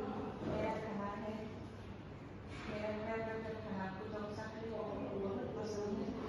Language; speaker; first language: Hindi; non-native, local second language; Kok Borok